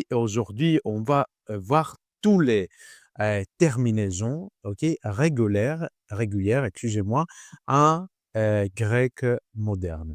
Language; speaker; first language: French; non-native, learner; Greek